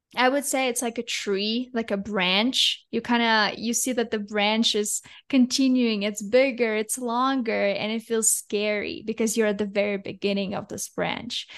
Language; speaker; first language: English; non-native, fluent; Russian